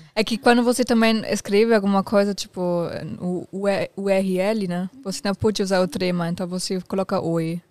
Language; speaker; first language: Portuguese; non-native, fluent; German